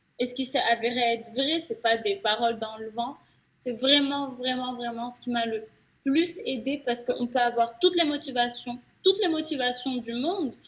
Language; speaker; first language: French; non-native, local second language; Arabic